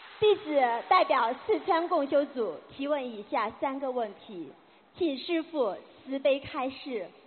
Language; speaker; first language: Chinese; native; Chinese